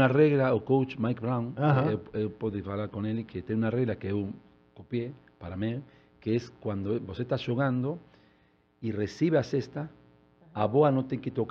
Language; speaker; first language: Portuguese; non-native, learner; Spanish